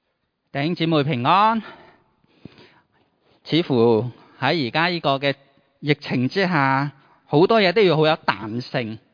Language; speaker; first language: Chinese; native; Chinese